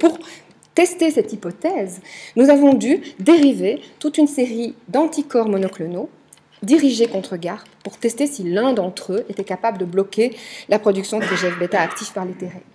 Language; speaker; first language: French; native; French